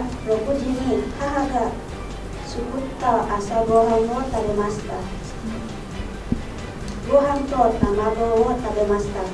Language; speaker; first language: Japanese; non-native, learner; Indonesian